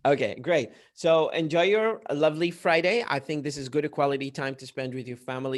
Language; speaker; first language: English; non-native, fluent; Arabic